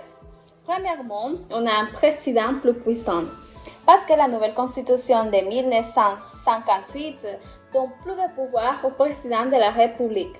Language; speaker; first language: French; non-native, learner; Spanish